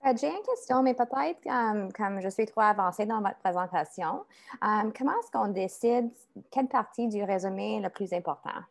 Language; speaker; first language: French; non-native, fluent; English